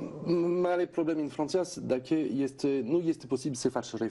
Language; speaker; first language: Romanian; non-native, learner; French